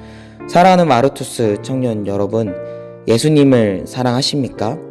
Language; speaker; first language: Korean; native; Korean